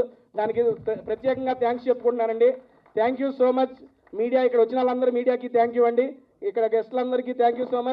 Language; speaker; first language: Telugu; native; Telugu